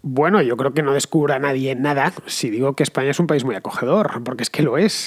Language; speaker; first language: Spanish; native; Spanish